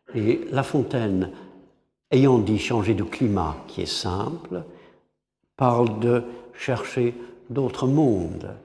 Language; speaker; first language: French; non-native, fluent; English